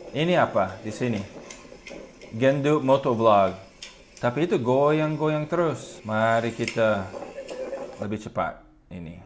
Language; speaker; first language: Indonesian; non-native, fluent; English